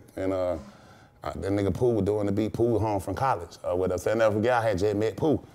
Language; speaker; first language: English; native; English